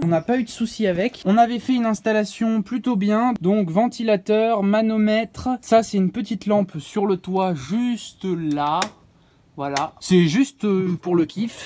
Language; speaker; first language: French; native; French